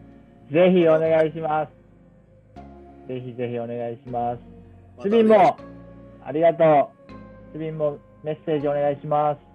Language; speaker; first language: Japanese; native; Japanese